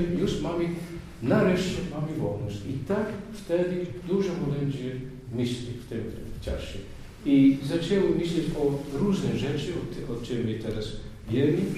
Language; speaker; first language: Polish; non-native, learner; Dutch